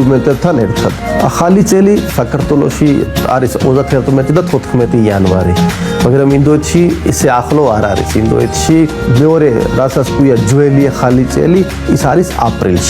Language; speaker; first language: Georgian; non-native, fluent; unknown